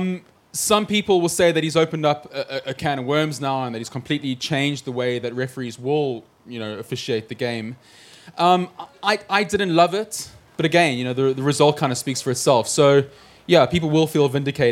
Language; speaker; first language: English; native; English